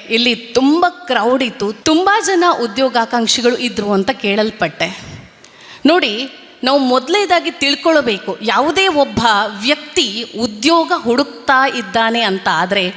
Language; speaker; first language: Kannada; non-native, local second language; Tulu